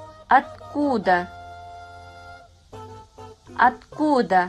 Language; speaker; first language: Russian; non-native, fluent; Kazakh